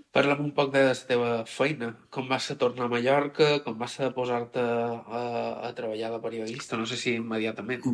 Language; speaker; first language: Catalan; native; Catalan